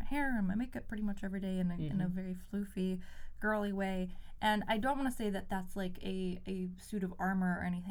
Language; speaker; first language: English; native; English